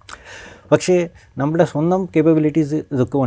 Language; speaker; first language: Malayalam; non-native, fluent; Bangla